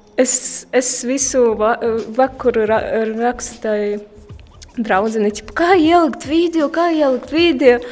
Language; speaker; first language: Latvian; non-native, local second language; Russian